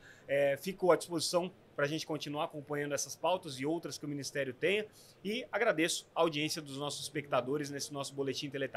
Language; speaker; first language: Portuguese; native; Portuguese